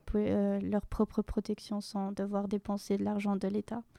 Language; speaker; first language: French; non-native, fluent; Spanish